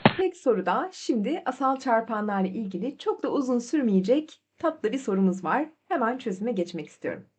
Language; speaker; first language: Turkish; native; Turkish